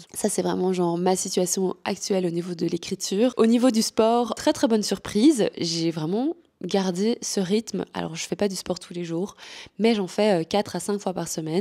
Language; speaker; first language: French; native; French